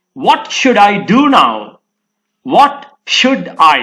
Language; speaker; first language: English; non-native, local second language; Sinhala